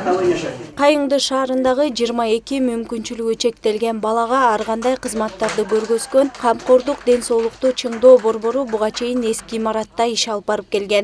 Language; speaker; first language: Kyrgyz; native; Kyrgyz